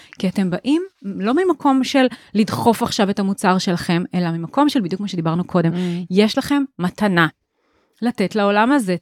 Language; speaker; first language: Hebrew; native; Hebrew